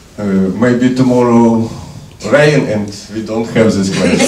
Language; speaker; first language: English; non-native, learner; Ukrainian